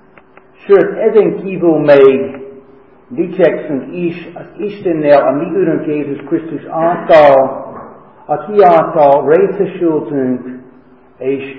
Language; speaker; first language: Hungarian; non-native, fluent; English